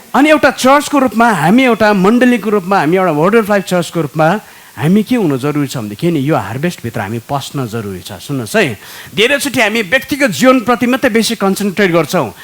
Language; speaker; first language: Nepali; native; Nepali